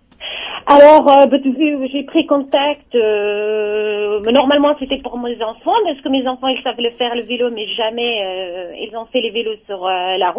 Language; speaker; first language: French; non-native, learner; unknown